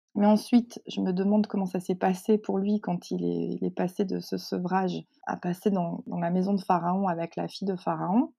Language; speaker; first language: French; native; French